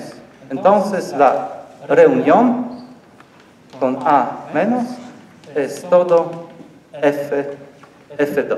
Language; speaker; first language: Spanish; non-native, learner; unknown